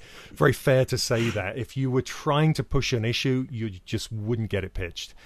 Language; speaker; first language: English; native; English